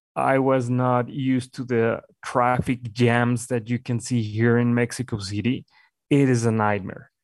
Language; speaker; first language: English; non-native, fluent; Spanish